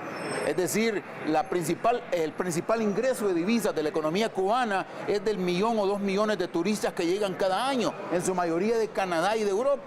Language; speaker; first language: Spanish; native; Spanish